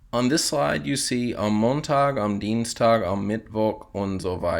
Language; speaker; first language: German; non-native, fluent; English